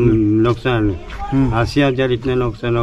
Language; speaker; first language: Hindi; non-native, local second language; Tibetan